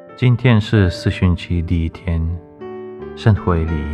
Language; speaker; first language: Chinese; non-native, fluent; Ukrainian